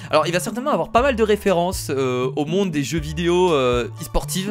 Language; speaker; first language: French; native; French